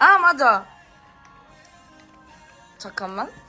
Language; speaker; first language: Korean; non-native, fluent; French